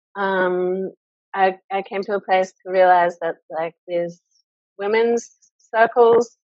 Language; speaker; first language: English; native; English